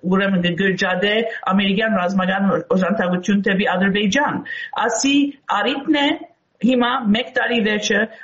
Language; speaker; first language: Armenian; early bilingual, heritage; Armenian